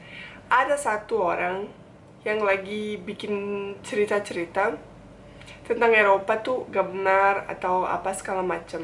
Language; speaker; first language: Indonesian; non-native, fluent; Bosnian